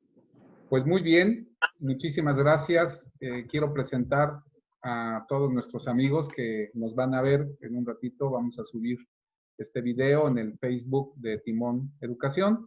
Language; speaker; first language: Spanish; native; Spanish